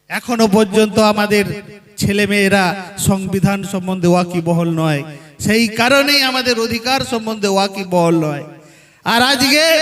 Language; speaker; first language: Bangla; non-native, local second language; Santali